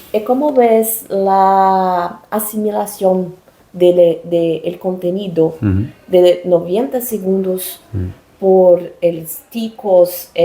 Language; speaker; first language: Spanish; non-native, learner; Portuguese